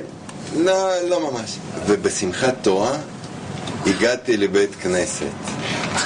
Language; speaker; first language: Hebrew; non-native, fluent; Russian